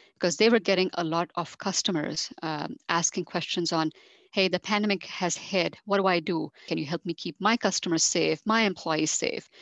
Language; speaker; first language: English; non-native, local second language; Marathi